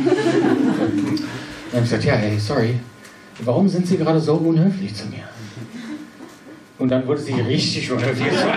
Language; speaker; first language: German; non-native, fluent; English